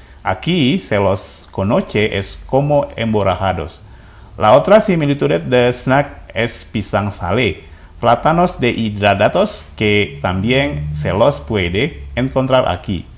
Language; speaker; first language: Spanish; non-native, fluent; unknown